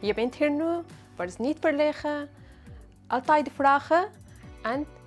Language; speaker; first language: Dutch; non-native, learner; Arabic